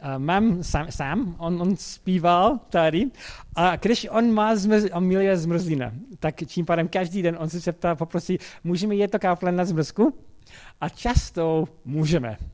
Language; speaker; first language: Czech; non-native, fluent; English